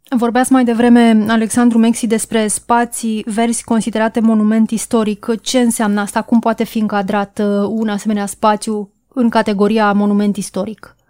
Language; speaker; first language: Romanian; native; Romanian